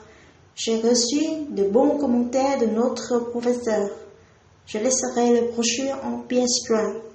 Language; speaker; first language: French; non-native, fluent; Vietnamese